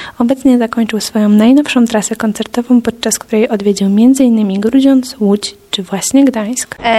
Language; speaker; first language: Polish; native; Polish